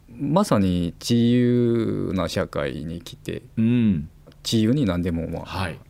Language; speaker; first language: Japanese; non-native, fluent; Korean